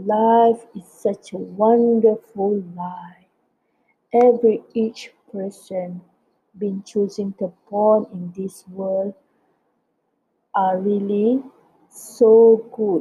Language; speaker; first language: English; non-native, local second language; Malay